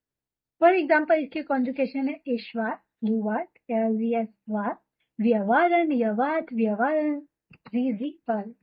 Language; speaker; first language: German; non-native, fluent; Hindi